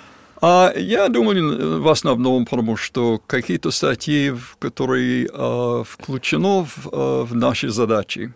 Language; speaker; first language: Russian; non-native, fluent; English